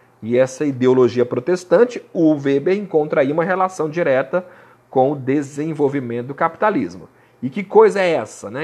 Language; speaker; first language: Portuguese; native; Portuguese